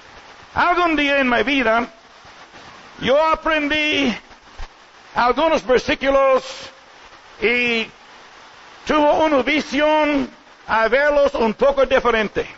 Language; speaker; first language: Spanish; non-native, learner; English